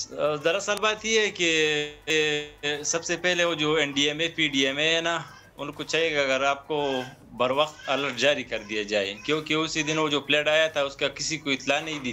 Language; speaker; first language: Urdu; non-native, local second language; Pashto